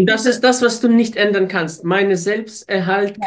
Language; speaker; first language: German; non-native, fluent; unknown